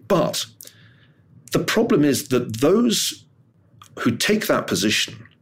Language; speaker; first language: English; native; English